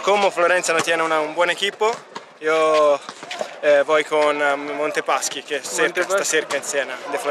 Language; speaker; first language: Spanish; non-native, fluent; Italian